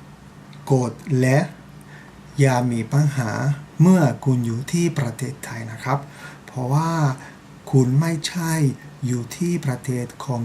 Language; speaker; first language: Thai; non-native, fluent; Catalan